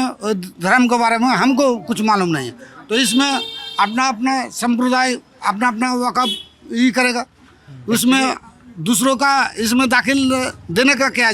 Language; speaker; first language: Hindi; non-native, local second language; Bangla